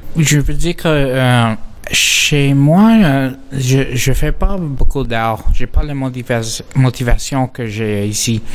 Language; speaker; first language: French; non-native, local second language; English